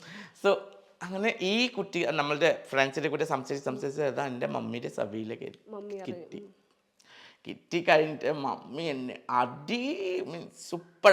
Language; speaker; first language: Malayalam; non-native, fluent; Assamese